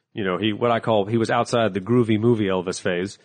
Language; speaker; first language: English; native; English